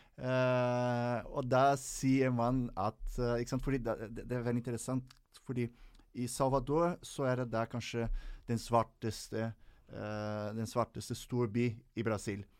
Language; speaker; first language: Norwegian; non-native, fluent; Portuguese